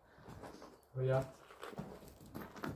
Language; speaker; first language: French; native; French